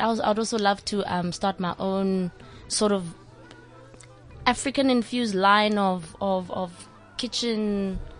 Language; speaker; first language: English; non-native, local second language; Southern Sotho